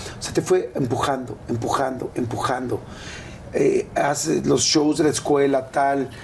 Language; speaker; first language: Spanish; native; Spanish